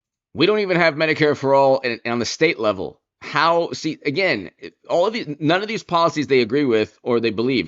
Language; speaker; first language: English; native; English